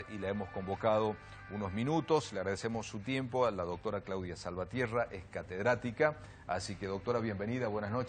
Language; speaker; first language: Spanish; native; Spanish